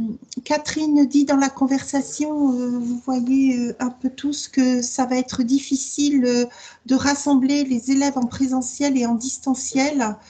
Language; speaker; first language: French; native; French